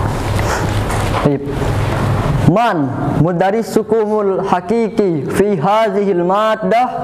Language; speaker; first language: Arabic; non-native, learner; Indonesian